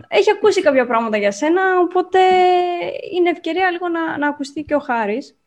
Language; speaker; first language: Greek; native; Greek